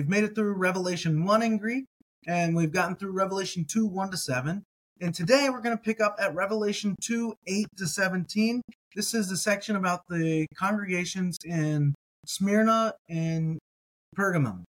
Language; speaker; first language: English; native; English